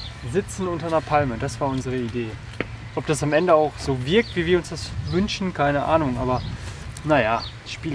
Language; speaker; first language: German; native; German